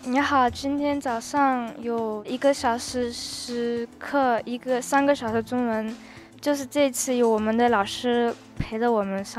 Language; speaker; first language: Chinese; non-native, learner; French